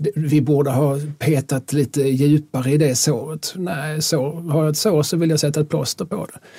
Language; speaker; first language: Swedish; native; Swedish